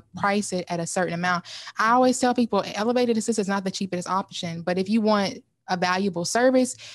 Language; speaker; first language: English; native; English